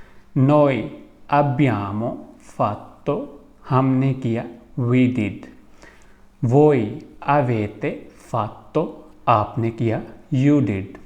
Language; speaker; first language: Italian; non-native, fluent; Urdu